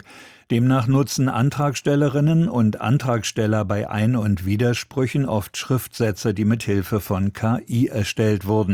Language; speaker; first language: German; native; German